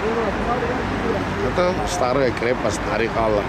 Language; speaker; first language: Russian; non-native, local second language; Georgian